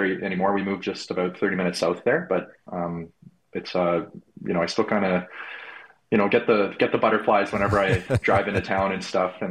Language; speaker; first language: English; native; English